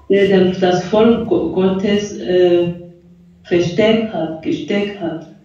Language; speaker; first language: German; non-native, fluent; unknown